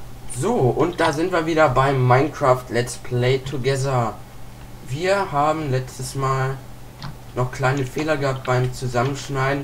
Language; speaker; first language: German; native; German